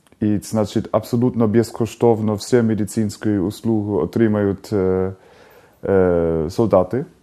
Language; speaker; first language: Ukrainian; non-native, fluent; German